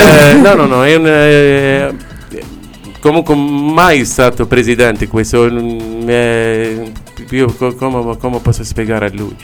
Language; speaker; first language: Italian; non-native, learner; Arabic